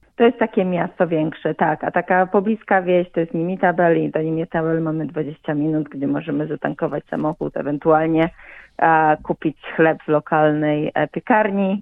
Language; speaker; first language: Polish; native; Polish